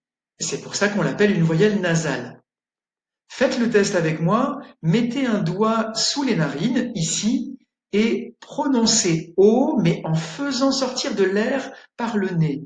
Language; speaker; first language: French; native; French